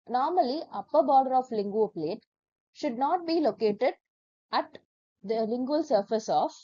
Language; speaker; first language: English; non-native, local second language; Malayalam